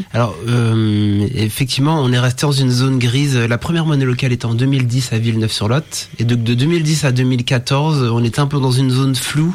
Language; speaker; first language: French; native; French